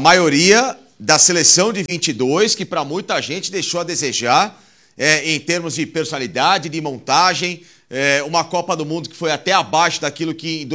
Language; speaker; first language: Portuguese; native; Portuguese